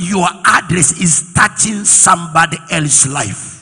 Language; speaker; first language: English; non-native, local second language; Swahili